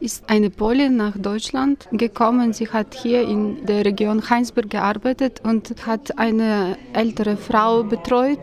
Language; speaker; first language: German; non-native, fluent; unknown